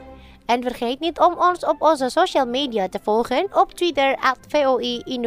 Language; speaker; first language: Dutch; non-native, fluent; Indonesian